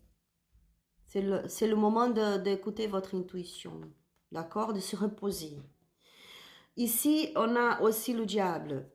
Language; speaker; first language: French; non-native, learner; Spanish